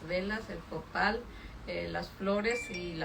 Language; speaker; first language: Spanish; native; Spanish